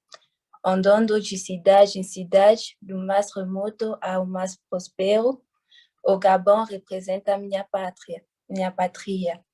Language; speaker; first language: Portuguese; non-native, fluent; French